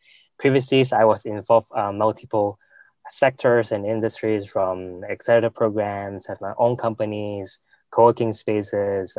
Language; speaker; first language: English; non-native, local second language; Cantonese